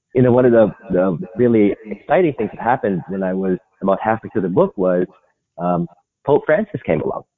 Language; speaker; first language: English; non-native, local second language; Filipino